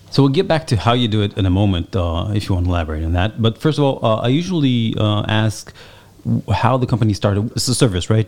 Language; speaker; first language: English; non-native, fluent; Hebrew